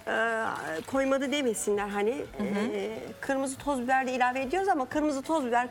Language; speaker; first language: Turkish; native; Turkish